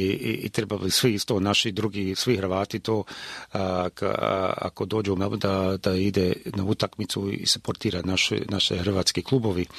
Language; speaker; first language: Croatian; early bilingual, heritage; Croatian